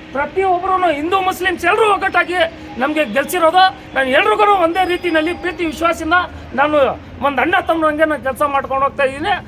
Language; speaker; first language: Kannada; non-native, local second language; Urdu